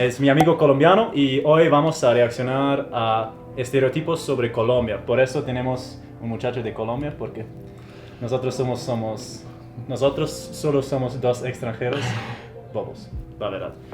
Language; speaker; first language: Spanish; non-native, fluent; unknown